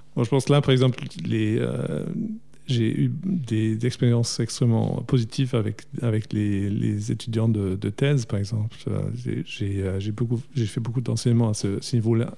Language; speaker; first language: French; non-native, fluent; German